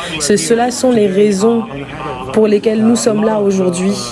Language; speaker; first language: French; non-native, fluent; Arabic